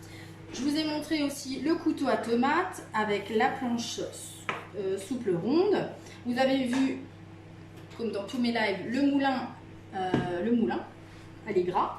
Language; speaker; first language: French; native; French